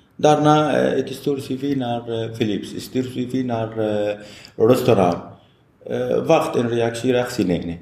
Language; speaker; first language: Dutch; non-native, learner; Arabic